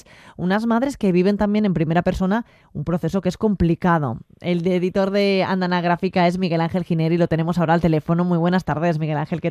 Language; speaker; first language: Spanish; native; Spanish